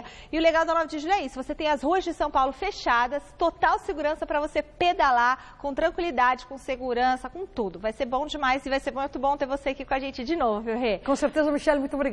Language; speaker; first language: Portuguese; native; Portuguese